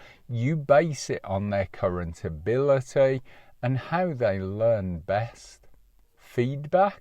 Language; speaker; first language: English; native; English